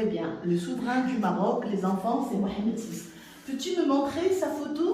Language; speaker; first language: French; non-native, local second language; Arabic